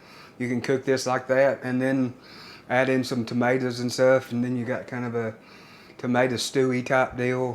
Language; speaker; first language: English; native; English